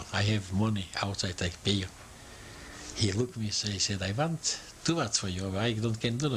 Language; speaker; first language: English; non-native, learner; Yiddish